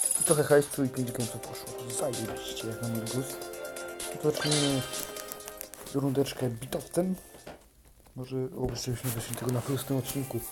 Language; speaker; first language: Polish; native; Polish